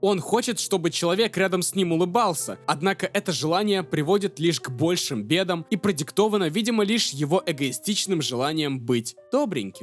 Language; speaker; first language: Russian; native; Russian